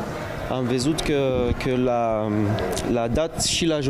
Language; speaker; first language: Romanian; non-native, learner; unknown